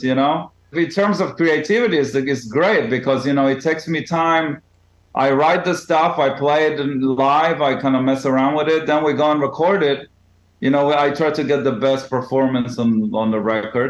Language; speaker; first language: English; non-native, fluent; Hebrew